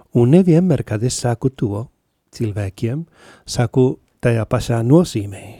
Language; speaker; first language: Latvian; non-native, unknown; Spanish